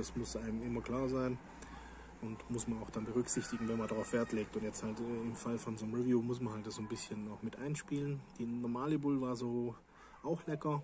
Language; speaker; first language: German; native; German